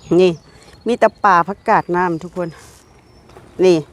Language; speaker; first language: Thai; non-native, local second language; Lao